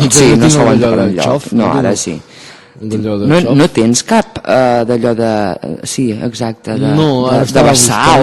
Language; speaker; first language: Catalan; native; Catalan